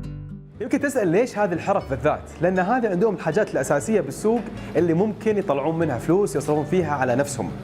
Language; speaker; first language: Arabic; native; Arabic